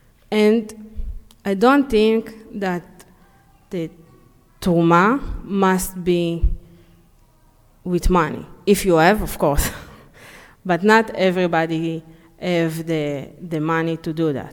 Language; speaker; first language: English; non-native, learner; Hebrew